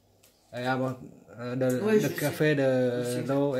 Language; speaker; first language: French; non-native, learner; Vietnamese